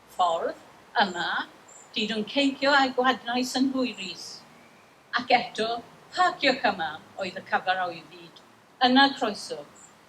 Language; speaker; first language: Welsh; non-native, learner; English